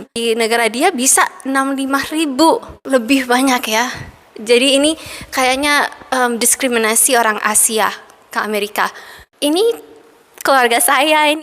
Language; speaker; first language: Indonesian; early bilingual, heritage; Indonesian